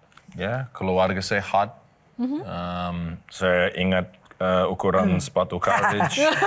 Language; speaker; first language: Indonesian; non-native, learner; English